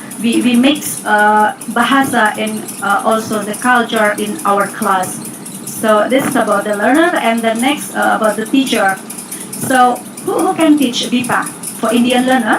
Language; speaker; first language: English; non-native, learner; Indonesian